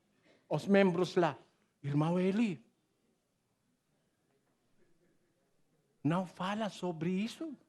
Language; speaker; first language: Portuguese; non-native, learner; Filipino